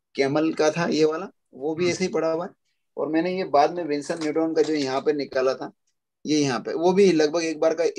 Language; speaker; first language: Hindi; native; Hindi